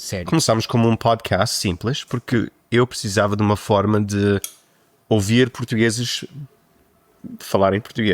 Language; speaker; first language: Portuguese; non-native, fluent; English